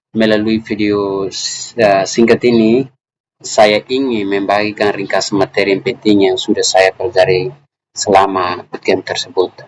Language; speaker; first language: Indonesian; non-native, local second language; Tetum